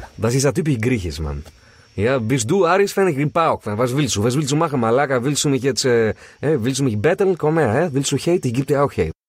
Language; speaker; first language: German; early bilingual, other home language; Greek